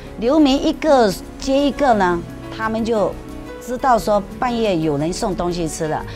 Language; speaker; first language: Chinese; non-native, local second language; Hakka Chinese